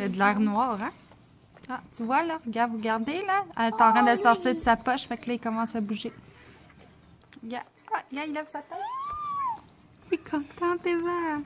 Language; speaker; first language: French; native; French